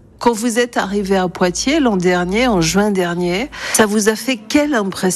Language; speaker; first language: French; native; French